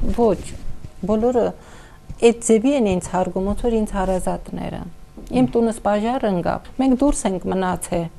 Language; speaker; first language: Armenian; non-native, local second language; Kurdish